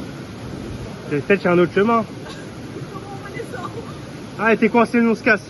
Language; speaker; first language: French; native; French